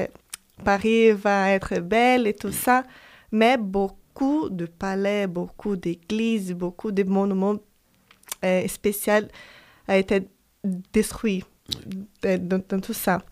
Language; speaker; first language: French; non-native, fluent; Portuguese